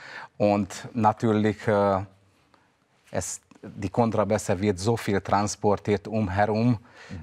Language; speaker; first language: German; non-native, fluent; Hungarian